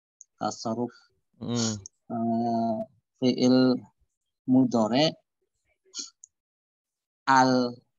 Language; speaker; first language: Arabic; non-native, learner; Indonesian